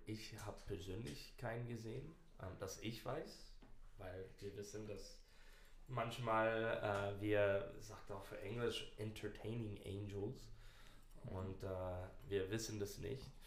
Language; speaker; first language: German; non-native, learner; English